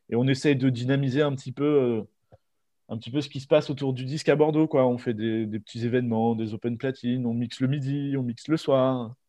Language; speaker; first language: French; native; French